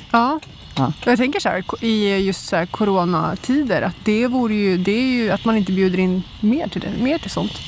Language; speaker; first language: Swedish; native; Swedish